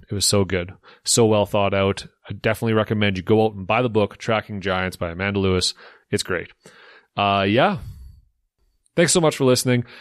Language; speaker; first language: English; native; English